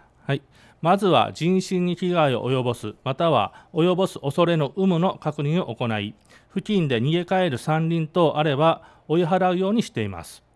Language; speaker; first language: Japanese; native; Japanese